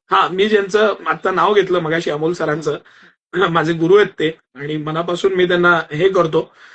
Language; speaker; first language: Marathi; non-native, local second language; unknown